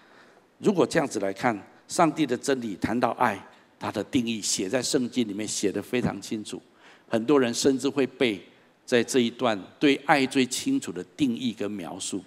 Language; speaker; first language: Chinese; native; Chinese